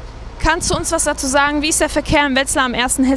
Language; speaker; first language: German; native; German